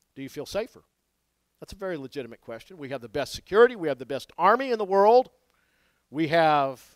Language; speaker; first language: English; native; English